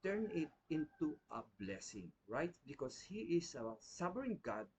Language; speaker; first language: English; non-native, local second language; Filipino